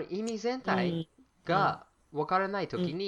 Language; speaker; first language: Japanese; non-native, fluent; English